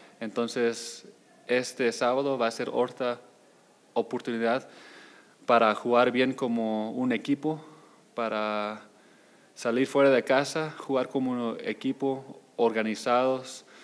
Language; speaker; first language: Spanish; early bilingual, heritage; Spanish